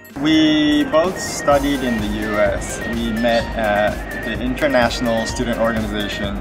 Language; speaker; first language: English; non-native, fluent; Japanese